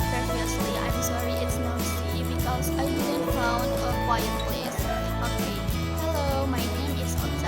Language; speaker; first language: English; non-native, learner; Indonesian